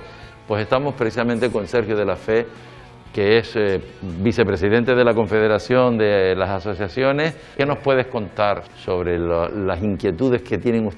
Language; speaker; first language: Spanish; native; Spanish